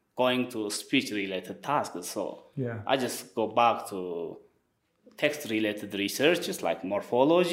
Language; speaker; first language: English; non-native, fluent; Wolaytta